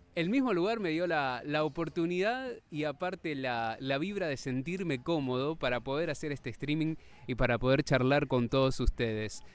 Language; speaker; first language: Spanish; native; Spanish